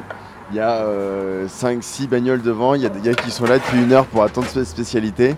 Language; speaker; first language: French; native; French